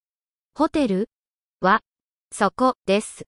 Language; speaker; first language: Japanese; non-native, learner; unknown